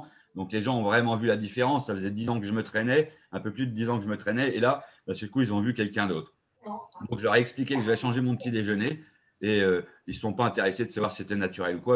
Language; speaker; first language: French; native; French